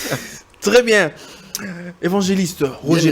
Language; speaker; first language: French; non-native, local second language; Lingala